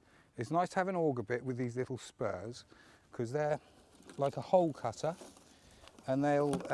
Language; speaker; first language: English; native; English